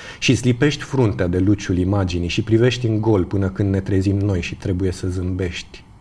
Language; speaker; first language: Romanian; native; Romanian